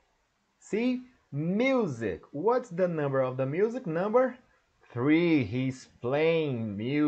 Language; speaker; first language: English; non-native, learner; Portuguese